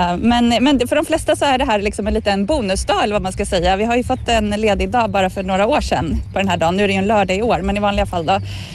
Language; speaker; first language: Swedish; native; Swedish